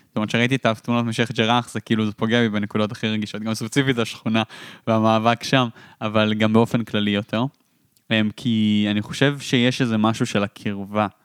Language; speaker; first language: Hebrew; native; Hebrew